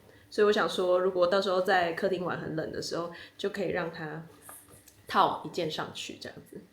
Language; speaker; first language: Chinese; non-native, fluent; Serbian